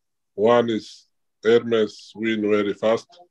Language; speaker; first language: English; non-native, learner; Georgian